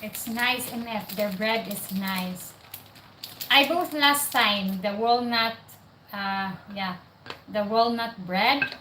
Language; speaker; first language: English; non-native, local second language; Cebuano